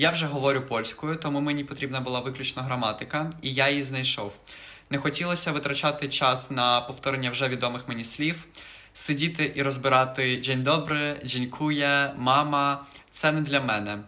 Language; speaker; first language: Ukrainian; native; Ukrainian